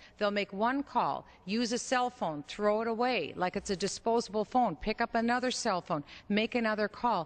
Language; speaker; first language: English; native; English